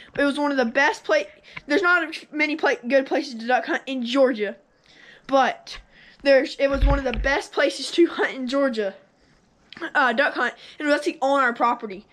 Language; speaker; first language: English; native; English